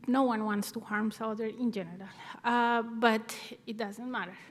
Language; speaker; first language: English; non-native, fluent; Spanish